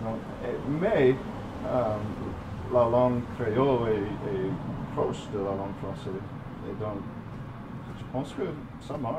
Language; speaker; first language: French; non-native, fluent; English